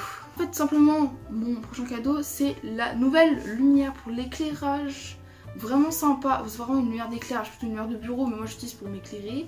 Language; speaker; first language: French; native; French